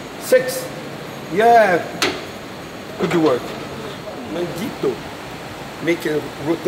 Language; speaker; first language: English; non-native, learner; Portuguese